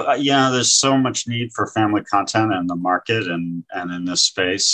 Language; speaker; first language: English; native; English